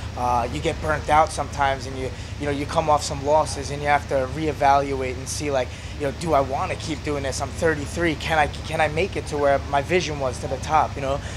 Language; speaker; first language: English; native; English